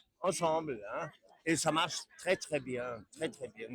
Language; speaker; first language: French; non-native, learner; German